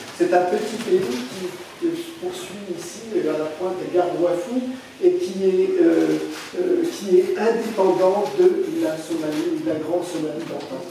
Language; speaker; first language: French; native; French